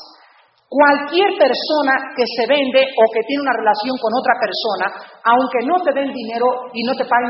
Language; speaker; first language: Spanish; native; Spanish